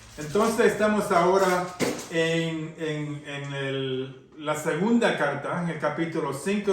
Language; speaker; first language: Spanish; early bilingual, heritage; Spanish